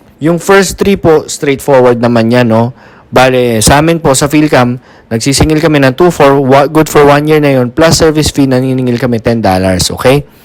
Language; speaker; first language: Filipino; native; Filipino